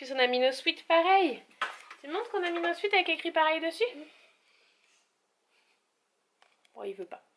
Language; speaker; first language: French; native; French